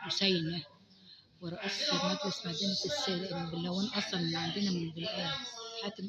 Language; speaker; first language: Arabic; native; Arabic